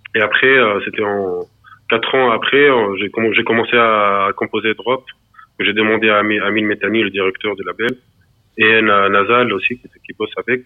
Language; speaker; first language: French; non-native, local second language; Arabic